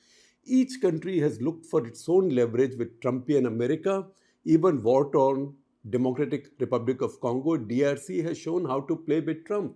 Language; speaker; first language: English; non-native, local second language; Hindi